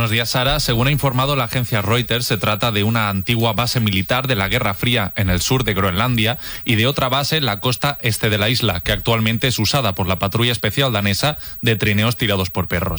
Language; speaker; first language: Spanish; native; Spanish